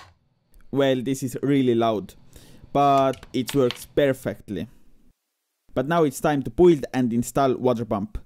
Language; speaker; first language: English; non-native, fluent; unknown